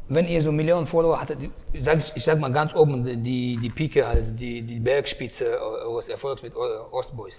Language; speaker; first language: German; native; German